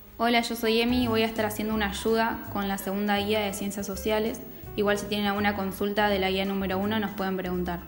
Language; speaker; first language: Spanish; native; Spanish